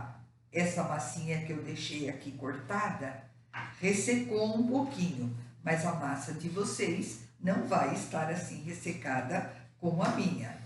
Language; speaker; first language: Portuguese; native; Portuguese